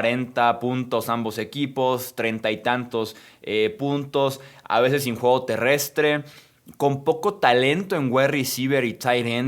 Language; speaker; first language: Spanish; native; Spanish